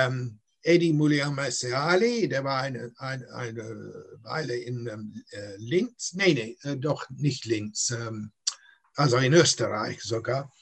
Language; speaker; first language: German; non-native, fluent; English